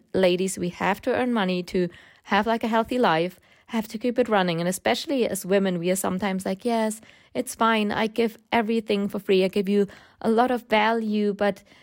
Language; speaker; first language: English; non-native, fluent; German